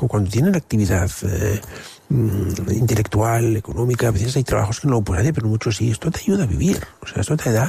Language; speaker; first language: Spanish; non-native, local second language; Catalan